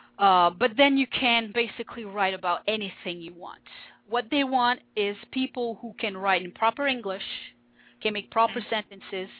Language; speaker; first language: English; non-native, fluent; French